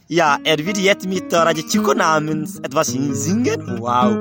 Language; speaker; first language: German; non-native, learner; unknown